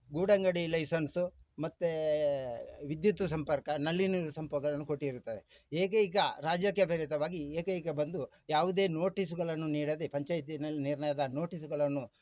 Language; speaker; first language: Kannada; non-native, local second language; Tulu